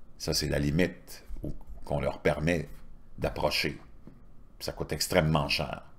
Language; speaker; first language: French; native; French